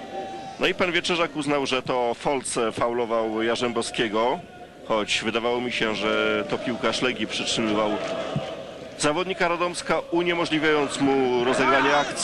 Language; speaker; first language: Polish; native; Polish